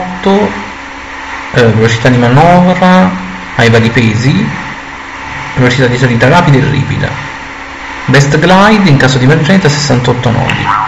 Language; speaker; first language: Italian; native; Italian